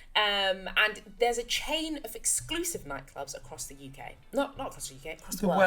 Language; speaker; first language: English; native; English